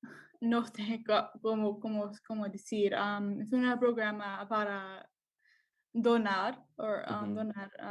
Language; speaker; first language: Spanish; non-native, learner; English